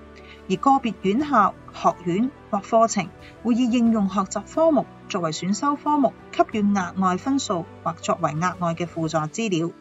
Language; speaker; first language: Chinese; non-native, local second language; Cantonese